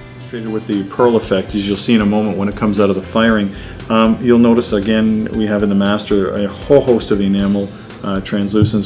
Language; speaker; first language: English; native; English